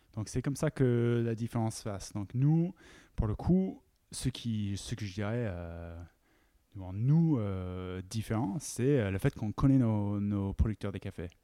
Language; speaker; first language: French; non-native, fluent; English